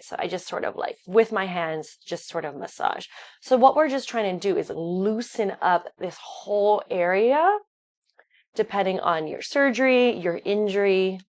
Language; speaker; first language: English; native; English